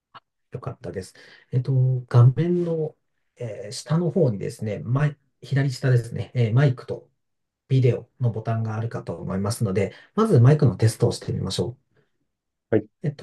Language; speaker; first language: Japanese; native; Japanese